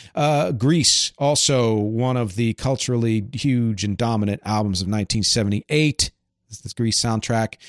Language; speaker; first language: English; native; English